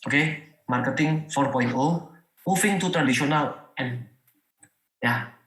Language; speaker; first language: English; non-native, learner; Indonesian